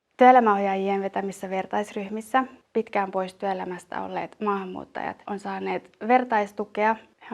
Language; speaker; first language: Finnish; native; Finnish